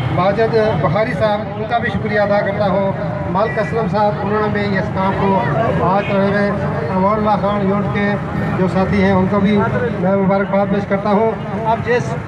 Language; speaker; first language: Urdu; non-native, local second language; Pahari-Potwari